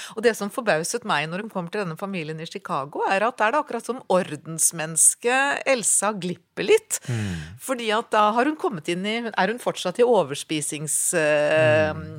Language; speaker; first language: Norwegian; native; Norwegian